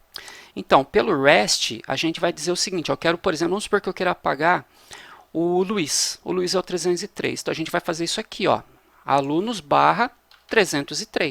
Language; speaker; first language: Portuguese; native; Portuguese